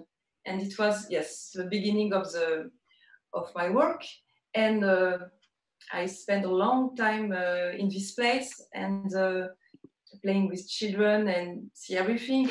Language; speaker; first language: English; non-native, learner; French